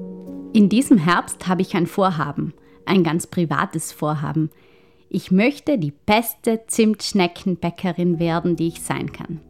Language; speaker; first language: German; native; German